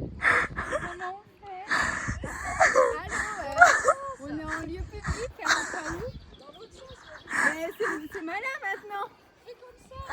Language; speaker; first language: French; native; French